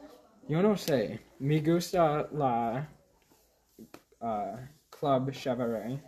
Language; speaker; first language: Spanish; non-native, learner; English